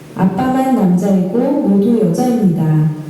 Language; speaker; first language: Korean; non-native, learner; Filipino